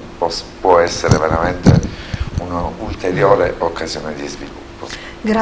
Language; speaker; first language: Italian; native; Italian